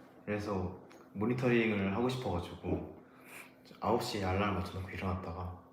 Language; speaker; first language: Korean; native; Korean